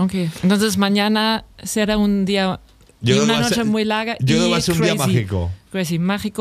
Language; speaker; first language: Spanish; non-native, fluent; German